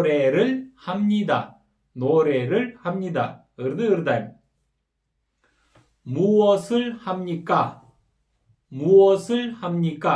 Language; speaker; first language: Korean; non-native, fluent; Kyrgyz